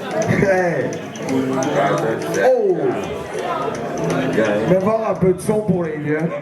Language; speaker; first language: French; native; French